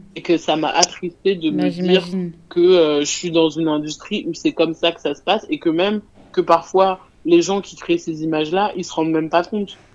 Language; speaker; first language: French; native; French